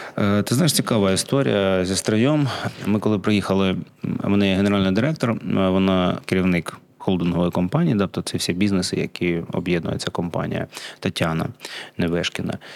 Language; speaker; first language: Ukrainian; non-native, local second language; Russian